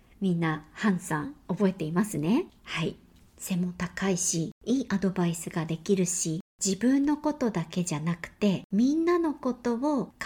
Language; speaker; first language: Japanese; native; Japanese